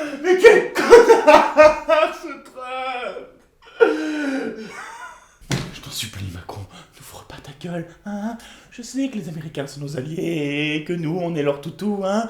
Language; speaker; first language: French; native; French